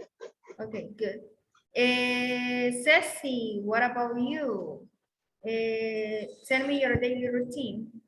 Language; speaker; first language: English; non-native, learner; Spanish